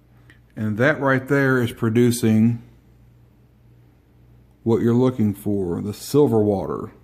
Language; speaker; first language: English; native; English